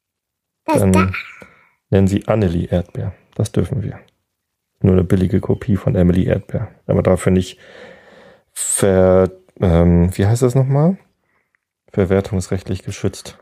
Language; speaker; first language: German; native; German